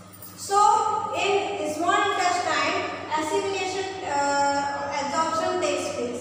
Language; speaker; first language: English; non-native, local second language; Hindi